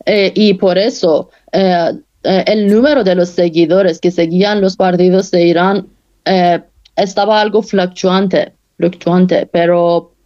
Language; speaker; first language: Spanish; non-native, fluent; Persian